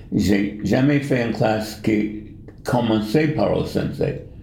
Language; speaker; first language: French; non-native, fluent; English